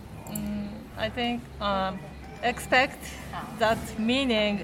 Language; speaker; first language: English; non-native, learner; Japanese